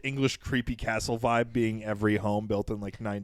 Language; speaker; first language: English; native; English